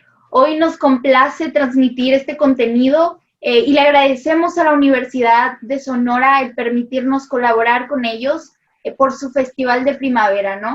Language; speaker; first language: Spanish; native; Spanish